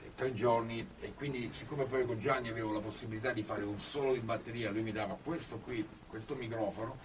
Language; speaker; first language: Italian; native; Italian